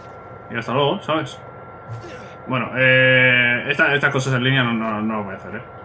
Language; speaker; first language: Spanish; native; Spanish